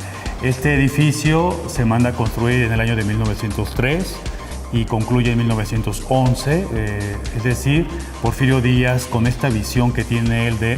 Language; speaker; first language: Spanish; native; Spanish